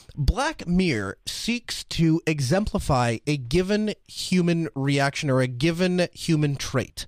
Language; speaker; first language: English; native; English